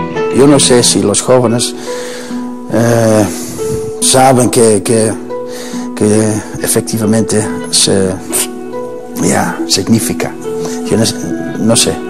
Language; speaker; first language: Spanish; non-native, fluent; Dutch